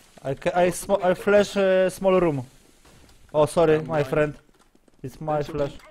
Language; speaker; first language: English; non-native, learner; Polish